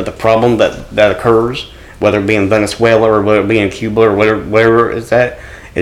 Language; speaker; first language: English; native; English